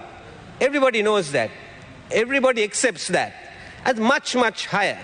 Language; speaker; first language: English; non-native, local second language; Sinhala